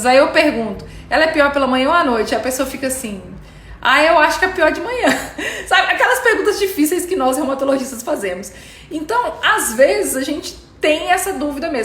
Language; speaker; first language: Portuguese; native; Portuguese